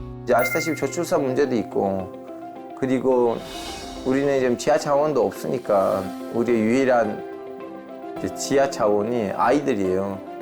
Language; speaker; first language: Korean; non-native, fluent; Turkish